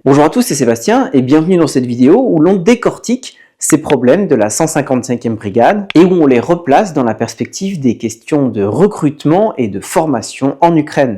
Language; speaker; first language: French; native; French